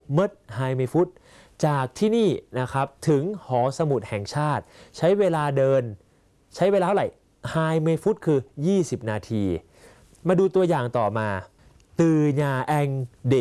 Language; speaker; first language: Thai; native; Thai